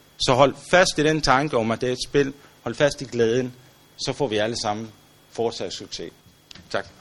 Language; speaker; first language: Danish; non-native, fluent; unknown